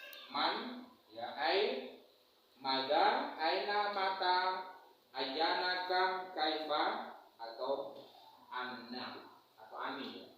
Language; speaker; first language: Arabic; non-native, fluent; Indonesian